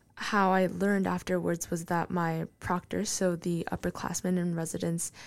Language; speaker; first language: English; non-native, fluent; Korean